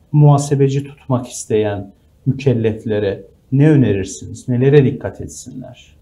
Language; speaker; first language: Turkish; native; Turkish